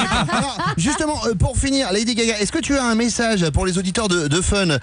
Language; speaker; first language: French; native; French